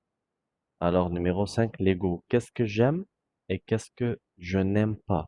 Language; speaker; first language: French; non-native, fluent; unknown